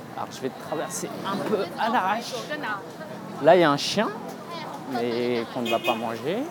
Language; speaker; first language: French; native; French